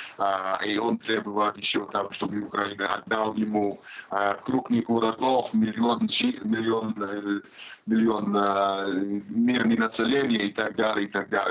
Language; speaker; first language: Russian; non-native, learner; English